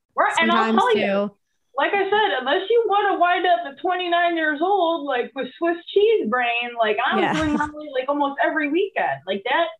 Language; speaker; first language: English; native; English